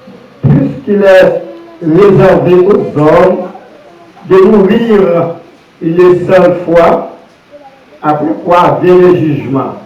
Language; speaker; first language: French; non-native, local second language; Haitian Creole